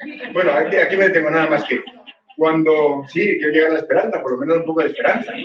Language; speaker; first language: Spanish; native; Spanish